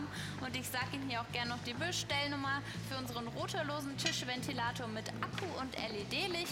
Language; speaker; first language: German; native; German